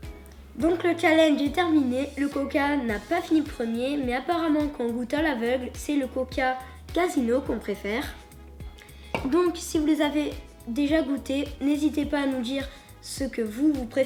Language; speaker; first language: French; native; French